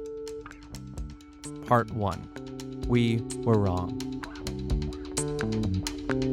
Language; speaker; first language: English; native; English